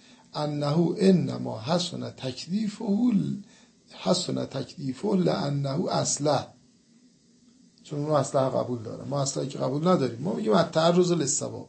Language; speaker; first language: Persian; native; Persian